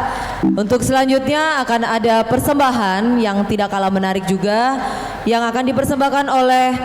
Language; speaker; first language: Indonesian; native; Indonesian